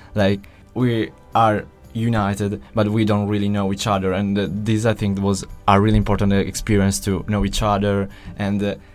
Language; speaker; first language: English; non-native, fluent; Italian